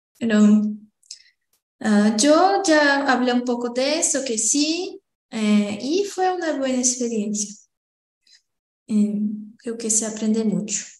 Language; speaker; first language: Spanish; non-native, fluent; Portuguese